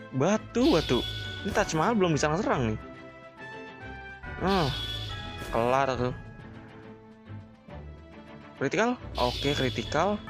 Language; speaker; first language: Indonesian; native; Indonesian